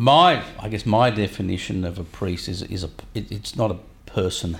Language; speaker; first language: English; native; English